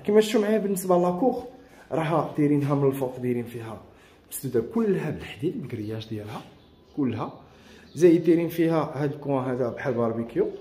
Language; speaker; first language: Arabic; native; Arabic